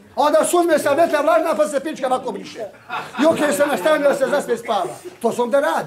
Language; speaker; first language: Serbian; native; Serbian